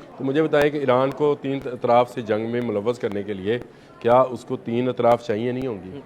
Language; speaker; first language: Urdu; native; Urdu